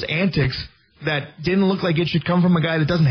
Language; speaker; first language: English; native; English